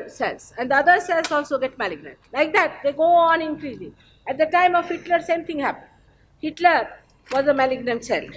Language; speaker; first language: English; non-native, local second language; Marathi